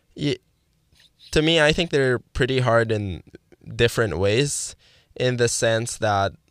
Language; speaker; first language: English; non-native, local second language; Filipino